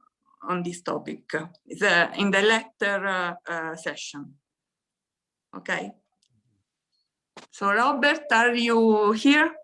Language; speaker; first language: English; non-native, fluent; Italian